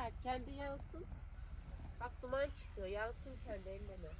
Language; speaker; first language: Turkish; native; Turkish